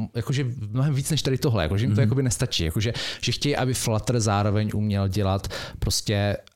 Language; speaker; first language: Czech; native; Czech